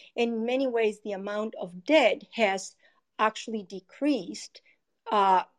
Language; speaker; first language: English; non-native, fluent; Spanish